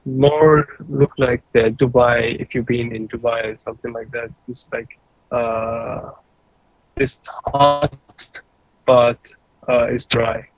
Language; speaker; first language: English; non-native, learner; Persian